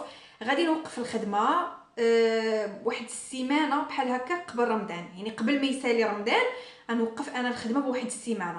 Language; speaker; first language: Arabic; native; Arabic